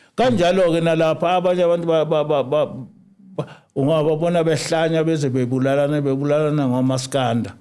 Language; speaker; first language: Zulu; native; Zulu